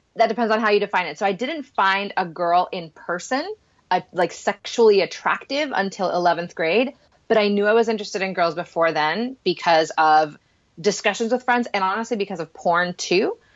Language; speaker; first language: English; non-native, fluent; Spanish